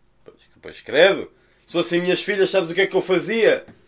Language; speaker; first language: Portuguese; native; Portuguese